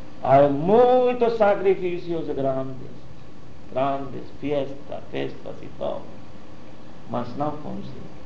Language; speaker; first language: Portuguese; non-native, learner; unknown